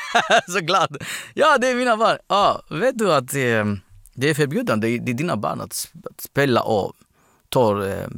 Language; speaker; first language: Swedish; non-native, learner; Greek